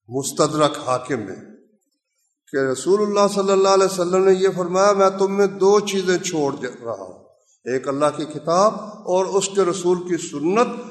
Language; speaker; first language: Urdu; non-native, local second language; Punjabi